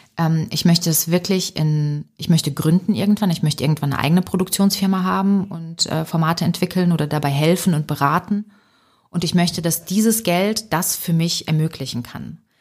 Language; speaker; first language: German; early bilingual, other home language; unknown